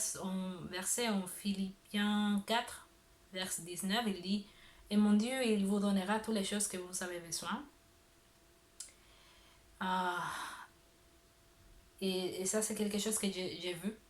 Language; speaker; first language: French; non-native, learner; Spanish